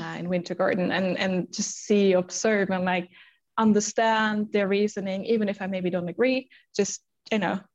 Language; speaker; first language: English; non-native, fluent; German